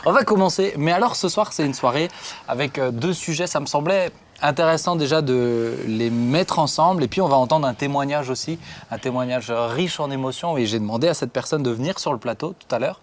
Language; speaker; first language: French; native; French